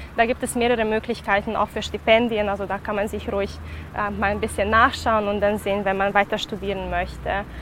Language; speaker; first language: German; non-native, fluent; Serbian